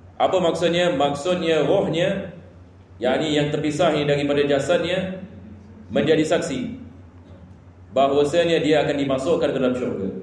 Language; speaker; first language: Malay; non-native, fluent; Arabic